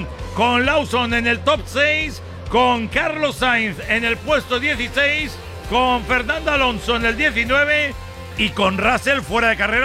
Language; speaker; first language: Spanish; native; Spanish